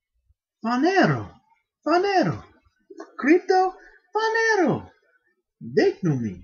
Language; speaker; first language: Greek; non-native, fluent; English